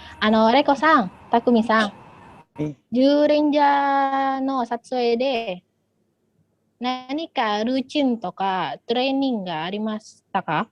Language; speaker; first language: Japanese; non-native, learner; Indonesian